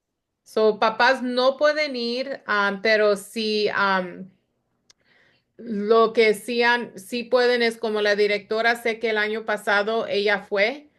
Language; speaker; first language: Spanish; early bilingual, other home language; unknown